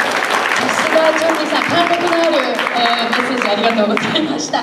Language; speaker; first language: Japanese; native; Japanese